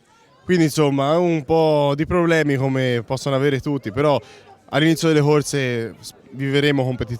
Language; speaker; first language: Italian; native; Italian